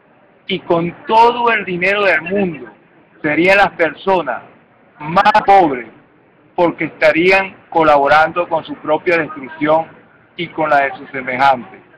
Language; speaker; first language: Spanish; native; Spanish